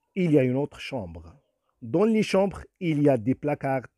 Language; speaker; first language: French; non-native, local second language; Arabic